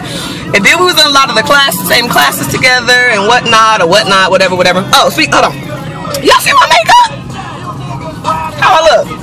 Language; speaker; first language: English; native; English